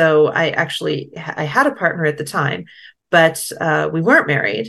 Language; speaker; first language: English; native; English